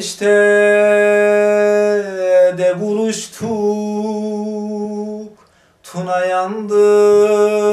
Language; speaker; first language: Turkish; native; Turkish